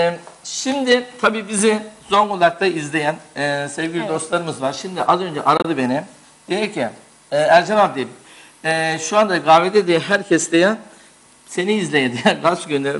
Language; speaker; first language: Turkish; native; Turkish